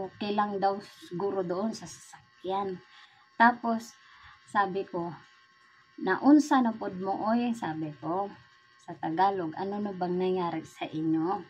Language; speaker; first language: Filipino; non-native, local second language; Cebuano